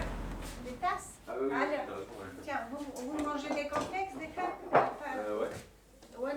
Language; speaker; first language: French; non-native, fluent; Albanian